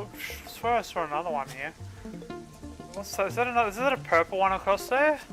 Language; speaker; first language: English; native; English